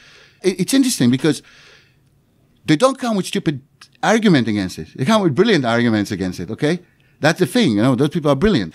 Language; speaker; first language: English; non-native, fluent; Hebrew